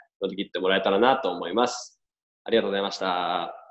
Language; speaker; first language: Japanese; native; Japanese